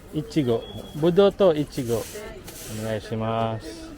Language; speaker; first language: Japanese; non-native, learner; Filipino